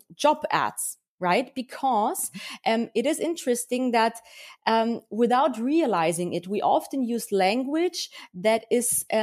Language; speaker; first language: English; early bilingual, heritage; German